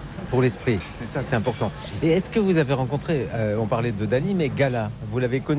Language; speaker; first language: French; native; French